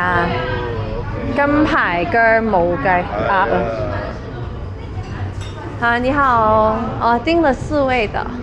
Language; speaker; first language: Chinese; early bilingual, heritage; Chinese